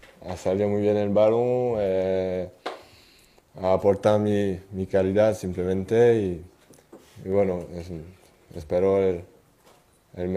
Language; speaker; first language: Spanish; non-native, fluent; French